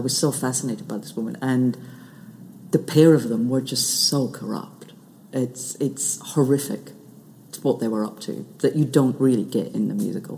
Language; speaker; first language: English; native; English